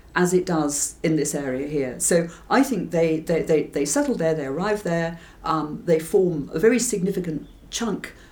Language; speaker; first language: English; native; English